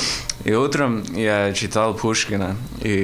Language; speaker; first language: Russian; non-native, learner; English